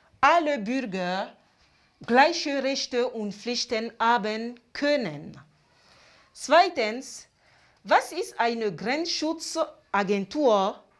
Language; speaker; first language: German; non-native, fluent; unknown